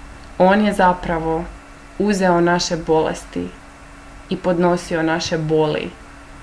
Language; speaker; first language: Croatian; native; Croatian